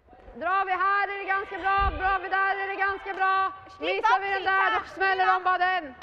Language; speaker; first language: Swedish; native; Swedish